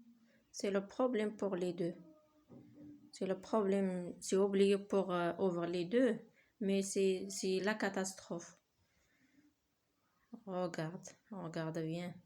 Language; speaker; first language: French; non-native, learner; Arabic